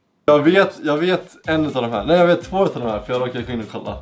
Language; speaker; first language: Swedish; native; Swedish